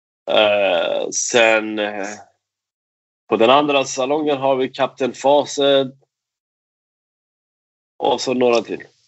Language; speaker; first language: Swedish; non-native, fluent; Persian